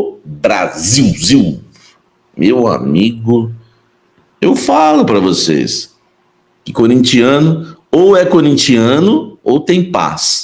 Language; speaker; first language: Portuguese; native; Portuguese